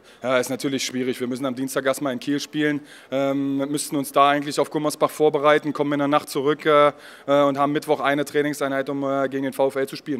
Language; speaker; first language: German; native; German